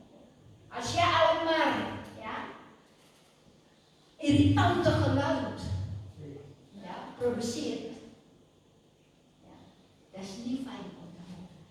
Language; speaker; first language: Dutch; non-native, fluent; Indonesian